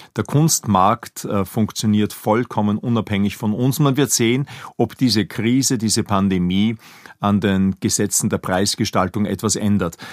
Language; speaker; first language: German; native; German